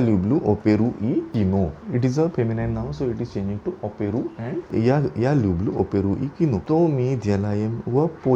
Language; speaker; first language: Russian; non-native, learner; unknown